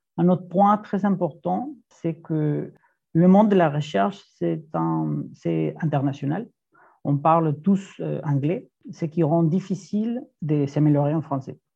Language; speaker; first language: French; non-native, fluent; Spanish